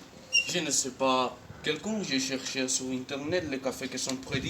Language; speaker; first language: French; non-native, learner; Spanish